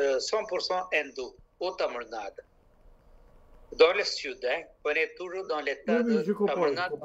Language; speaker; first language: French; non-native, local second language; Malayalam